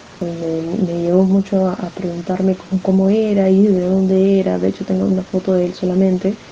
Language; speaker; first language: Spanish; native; Spanish